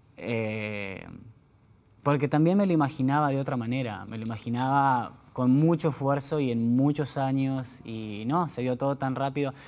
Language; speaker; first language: Spanish; native; Spanish